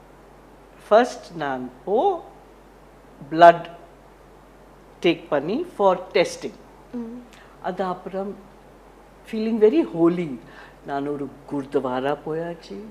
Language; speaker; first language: Tamil; non-native, learner; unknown